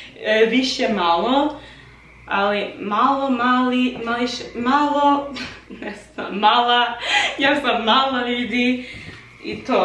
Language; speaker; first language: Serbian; non-native, learner; English